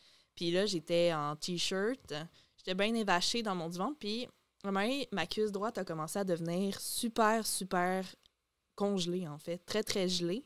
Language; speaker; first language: French; native; French